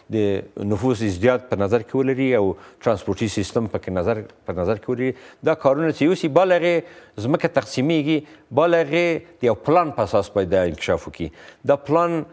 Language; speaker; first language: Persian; non-native, local second language; Pashto